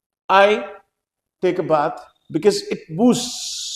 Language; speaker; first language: English; non-native, local second language; Hindi